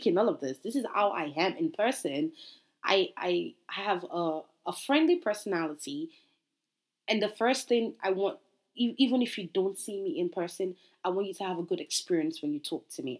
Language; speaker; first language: English; non-native, local second language; Yoruba